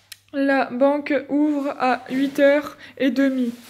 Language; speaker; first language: French; native; French